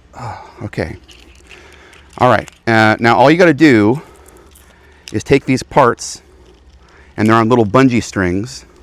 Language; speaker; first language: English; native; English